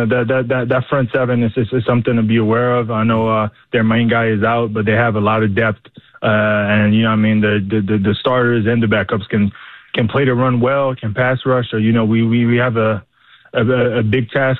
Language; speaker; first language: English; native; English